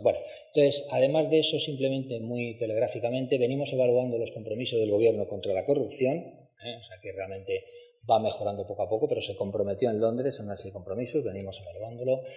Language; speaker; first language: Spanish; native; Spanish